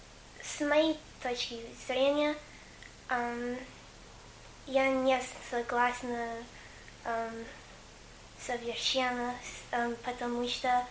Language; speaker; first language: Russian; non-native, learner; English